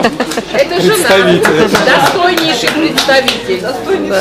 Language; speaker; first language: Russian; native; Russian